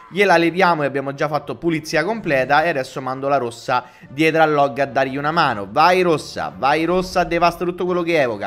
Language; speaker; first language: Italian; native; Italian